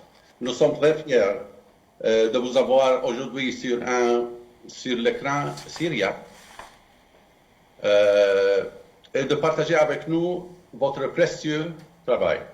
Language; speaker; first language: French; non-native, fluent; Arabic